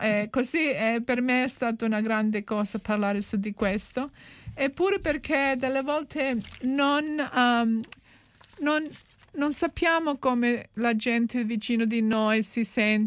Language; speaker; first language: Italian; early bilingual, heritage; Italian